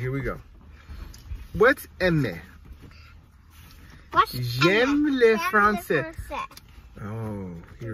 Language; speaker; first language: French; non-native, learner; English